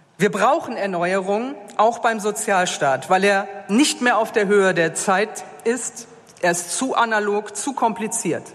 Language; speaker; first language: German; native; German